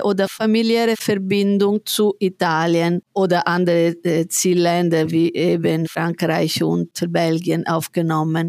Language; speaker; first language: German; non-native, fluent; Italian